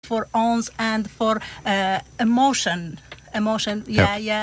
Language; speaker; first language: Dutch; non-native, learner; Persian